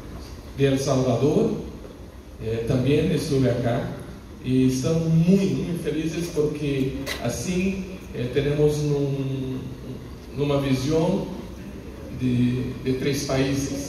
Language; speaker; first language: Spanish; non-native, learner; Portuguese